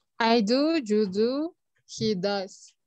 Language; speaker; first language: English; non-native, learner; Spanish